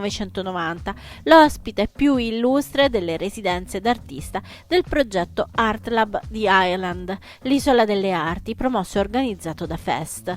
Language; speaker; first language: Italian; native; Italian